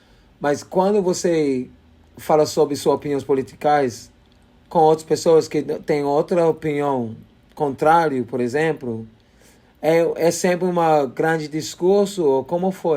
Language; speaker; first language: Portuguese; non-native, fluent; English